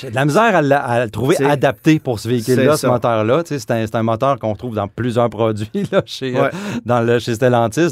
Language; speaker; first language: French; native; French